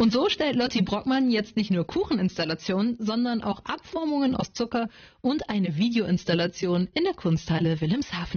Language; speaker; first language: German; native; German